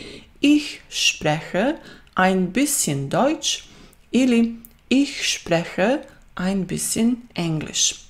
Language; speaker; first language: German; non-native, fluent; Croatian